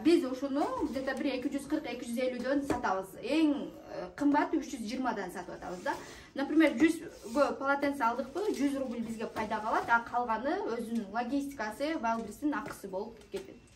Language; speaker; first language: Kyrgyz; native; Kyrgyz